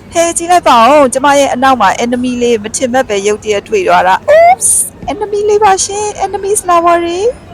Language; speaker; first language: Burmese; non-native, local second language; Shan